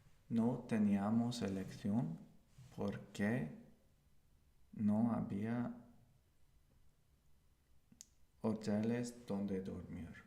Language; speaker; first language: Spanish; non-native, learner; English